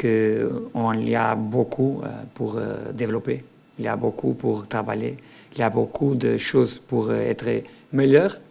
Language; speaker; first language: French; non-native, learner; Portuguese